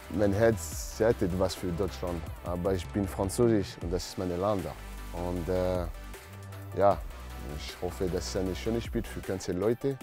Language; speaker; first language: German; non-native, learner; French